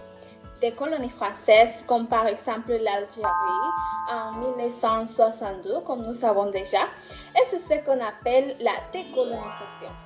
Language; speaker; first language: French; non-native, learner; Spanish